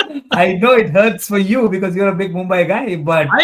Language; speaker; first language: English; non-native, local second language; Hindi